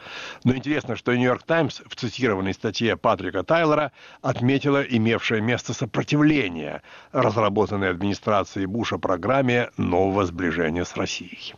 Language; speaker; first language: Russian; native; Russian